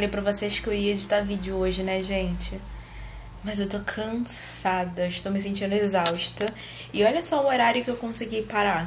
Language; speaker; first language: Portuguese; native; Portuguese